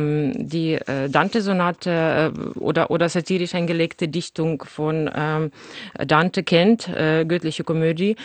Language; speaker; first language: German; non-native, fluent; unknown